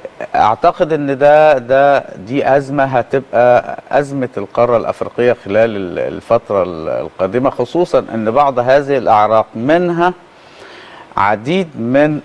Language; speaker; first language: Arabic; native; Arabic